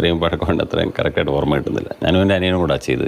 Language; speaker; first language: Malayalam; native; Malayalam